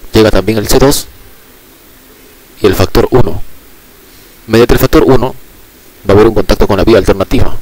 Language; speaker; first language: Spanish; native; Spanish